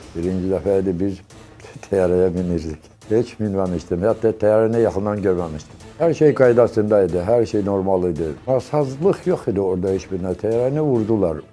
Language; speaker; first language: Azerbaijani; non-native, local second language; Avaric